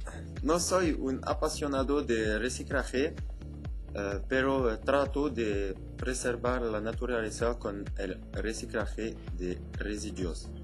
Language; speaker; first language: Spanish; non-native, learner; French